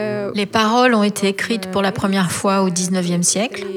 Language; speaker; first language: French; non-native, fluent; Ukrainian